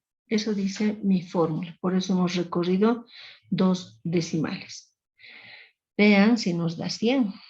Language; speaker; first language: Spanish; native; Spanish